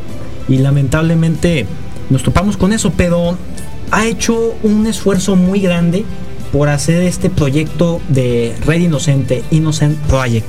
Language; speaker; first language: Spanish; native; Spanish